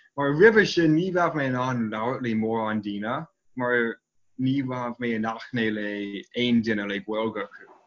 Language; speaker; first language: Irish; non-native, fluent; English